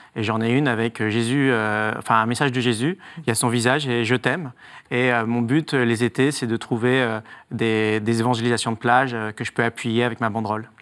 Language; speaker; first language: French; native; French